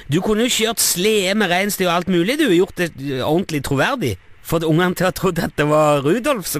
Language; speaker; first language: Norwegian; native; Norwegian